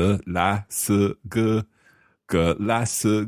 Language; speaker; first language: Chinese; non-native, learner; English